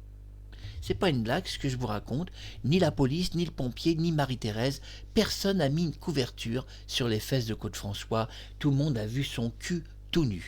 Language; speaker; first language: French; native; French